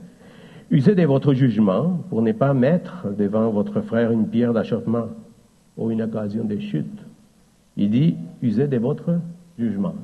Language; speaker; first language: French; native; French